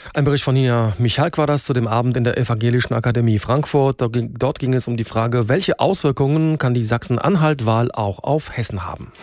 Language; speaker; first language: German; native; German